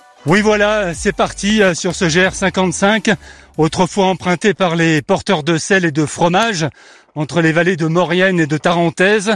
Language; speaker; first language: French; native; French